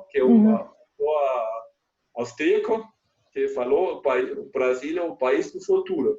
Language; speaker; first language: Portuguese; non-native, fluent; German